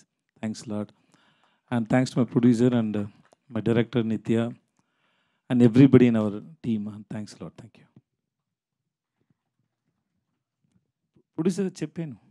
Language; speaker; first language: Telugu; non-native, learner; Tamil